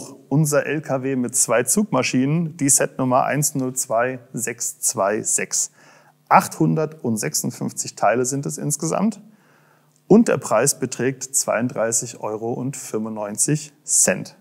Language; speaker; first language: German; native; German